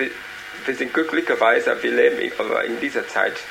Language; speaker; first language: German; non-native, learner; Vietnamese